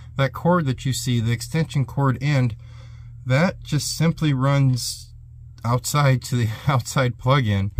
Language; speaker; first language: English; native; English